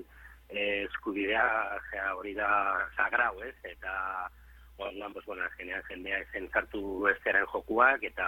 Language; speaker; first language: Basque; native; Basque